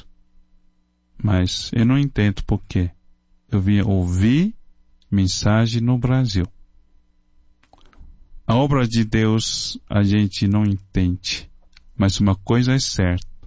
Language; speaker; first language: Portuguese; non-native, fluent; Chinese